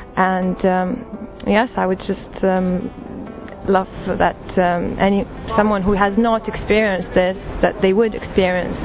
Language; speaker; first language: English; non-native, fluent; Lithuanian